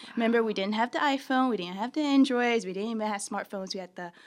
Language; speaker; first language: English; early bilingual, other home language; Chinese